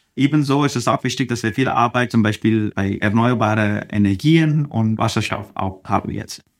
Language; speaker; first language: German; non-native, fluent; Telugu